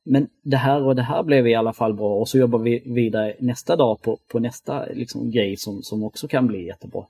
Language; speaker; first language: Swedish; early bilingual, other home language; Albanian